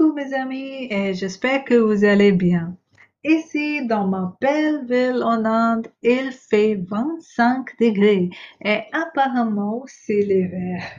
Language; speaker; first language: French; non-native, fluent; English